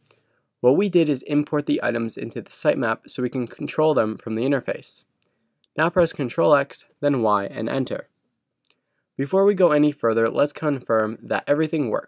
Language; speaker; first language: English; native; English